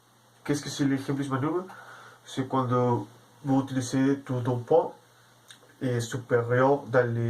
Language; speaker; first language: French; non-native, learner; Spanish